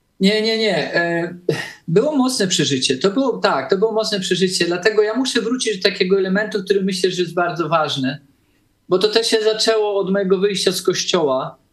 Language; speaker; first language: Polish; early bilingual, heritage; Polish